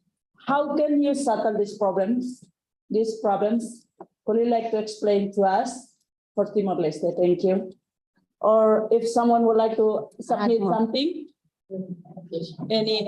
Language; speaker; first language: English; non-native, learner; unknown